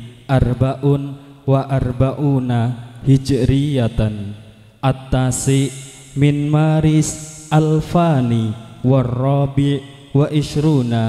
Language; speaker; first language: Arabic; non-native, fluent; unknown